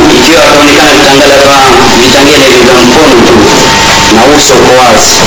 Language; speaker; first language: Swahili; native; Swahili